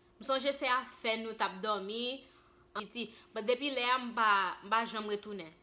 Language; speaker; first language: Haitian Creole; early bilingual, heritage; Haitian Creole